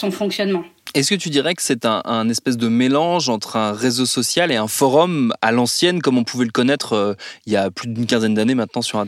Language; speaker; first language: French; native; French